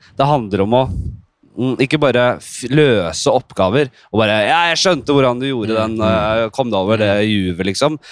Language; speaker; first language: Norwegian; native; Norwegian